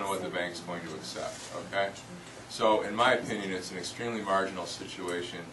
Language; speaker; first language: English; native; English